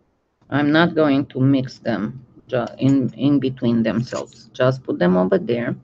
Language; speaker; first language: English; non-native, fluent; French